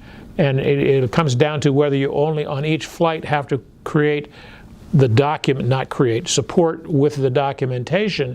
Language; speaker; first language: English; native; English